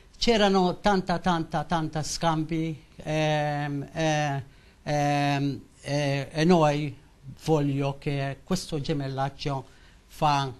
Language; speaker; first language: Italian; non-native, learner; Maltese